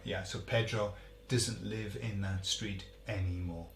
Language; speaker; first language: English; native; English